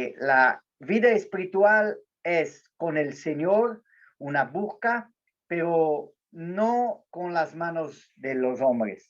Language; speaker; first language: Spanish; non-native, fluent; Portuguese